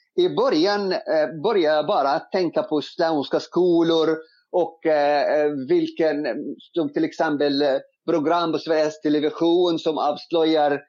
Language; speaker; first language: Swedish; non-native, fluent; Arabic